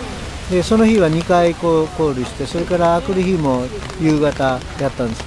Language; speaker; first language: Japanese; native; Japanese